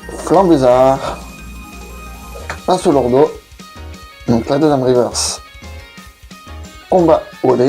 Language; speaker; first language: French; native; French